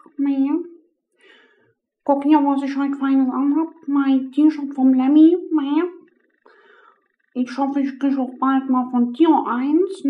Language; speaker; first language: German; native; German